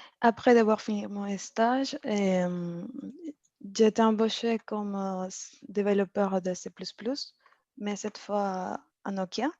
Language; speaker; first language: French; non-native, fluent; Spanish